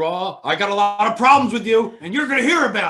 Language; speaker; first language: English; native; English